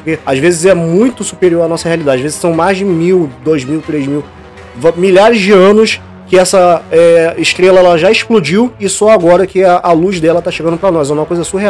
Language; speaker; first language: Portuguese; native; Portuguese